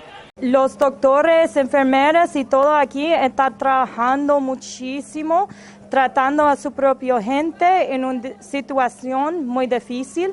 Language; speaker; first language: Spanish; non-native, learner; English